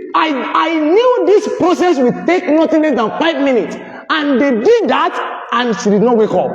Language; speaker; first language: English; non-native, local second language; Yoruba